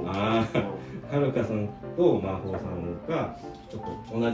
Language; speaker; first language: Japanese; non-native, learner; Korean